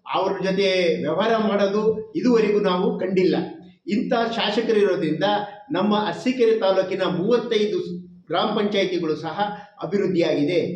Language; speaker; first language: Kannada; non-native, local second language; Lambadi